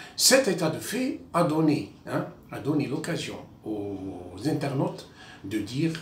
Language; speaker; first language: French; non-native, local second language; Arabic